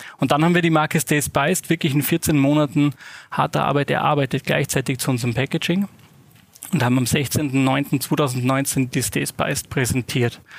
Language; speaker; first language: German; native; German